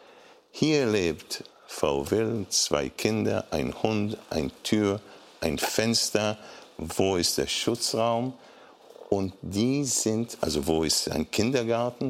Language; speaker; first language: German; non-native, fluent; Hebrew